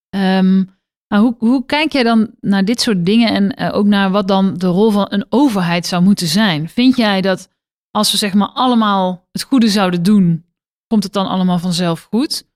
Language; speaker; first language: Dutch; native; Dutch